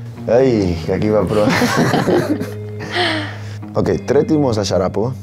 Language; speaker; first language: Russian; non-native, learner; Spanish